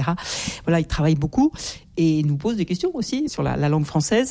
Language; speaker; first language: French; native; French